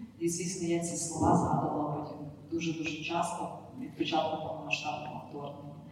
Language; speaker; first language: Ukrainian; native; Ukrainian